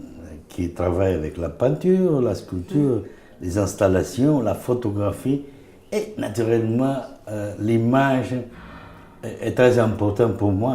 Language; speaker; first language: French; non-native, fluent; Portuguese